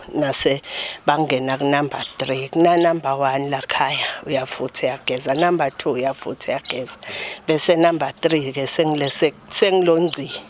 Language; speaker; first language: Zulu; non-native, local second language; Swati